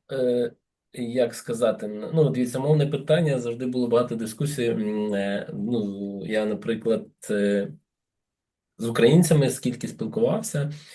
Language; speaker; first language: Ukrainian; native; Ukrainian